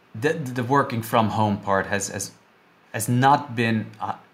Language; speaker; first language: English; non-native, fluent; Dutch